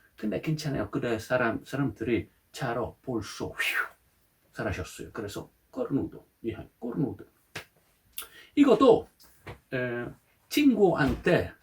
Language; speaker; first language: Korean; non-native, fluent; Italian